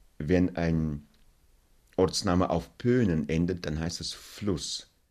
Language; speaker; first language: German; non-native, fluent; Russian